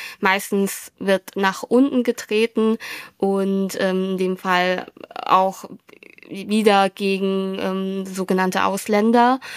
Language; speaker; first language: German; early bilingual, other home language; Vietnamese